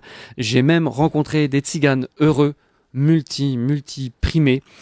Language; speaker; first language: French; native; French